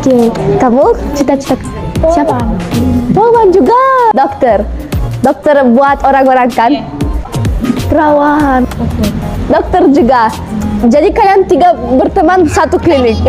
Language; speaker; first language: Indonesian; non-native, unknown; German